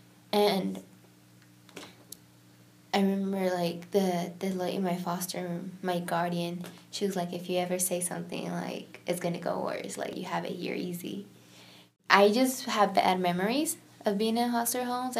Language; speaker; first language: English; native; English